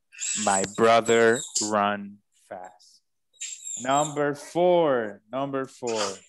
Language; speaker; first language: English; non-native, fluent; Spanish